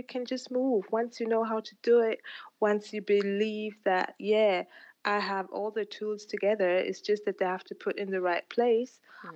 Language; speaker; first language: English; non-native, local second language; Ganda